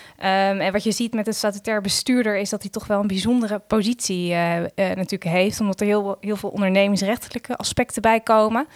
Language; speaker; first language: Dutch; native; Dutch